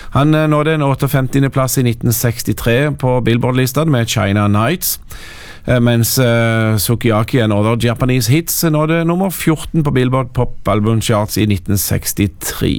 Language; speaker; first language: Norwegian; native; Norwegian